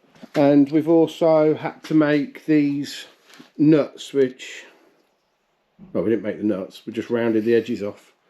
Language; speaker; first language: English; native; English